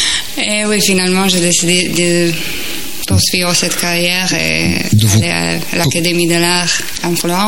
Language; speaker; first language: French; non-native, fluent; Croatian